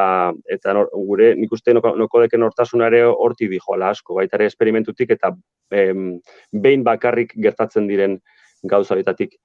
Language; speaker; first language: Basque; native; Basque